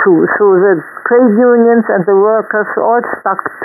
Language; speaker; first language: English; non-native, fluent; German